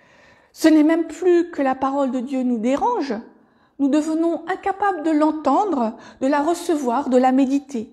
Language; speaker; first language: French; native; French